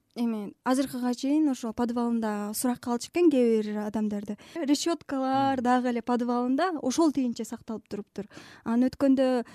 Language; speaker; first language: Kyrgyz; native; Kyrgyz